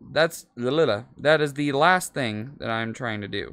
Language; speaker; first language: English; native; English